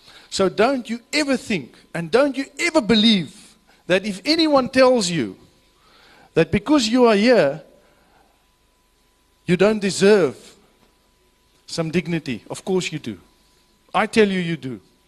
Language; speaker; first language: English; non-native, local second language; Afrikaans